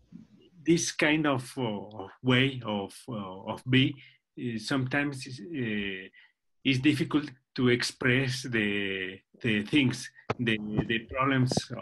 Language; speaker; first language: English; non-native, learner; Spanish